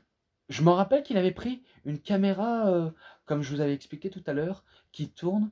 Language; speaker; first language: French; native; French